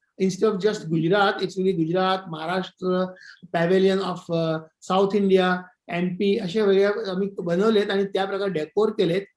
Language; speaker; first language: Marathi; non-native, local second language; Gujarati